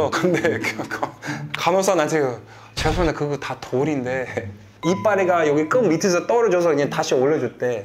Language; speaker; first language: Korean; non-native, fluent; English